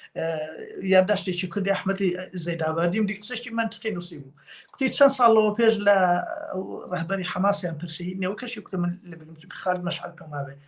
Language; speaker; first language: Central Kurdish; native; Central Kurdish